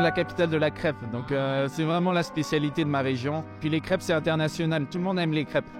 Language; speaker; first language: French; native; French